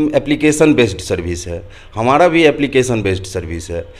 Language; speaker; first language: Hindi; native; Hindi